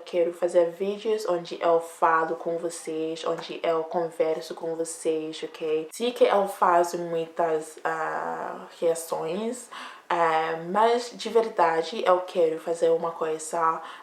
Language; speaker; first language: Portuguese; non-native, learner; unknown